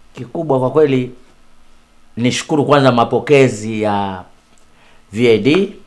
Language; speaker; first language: Swahili; native; Swahili